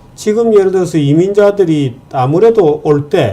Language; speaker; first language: Korean; native; Korean